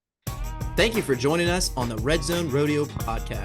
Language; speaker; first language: English; native; English